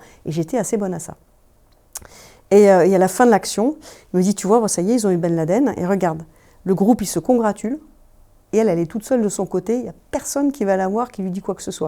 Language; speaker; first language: French; native; French